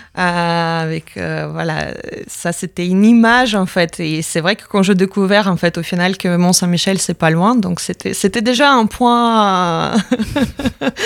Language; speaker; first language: French; non-native, fluent; Latvian